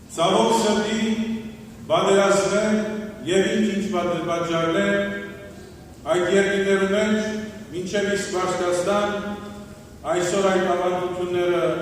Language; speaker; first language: Armenian; early bilingual, heritage; Armenian